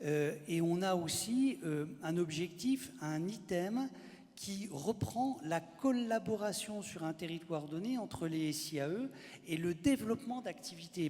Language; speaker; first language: French; native; French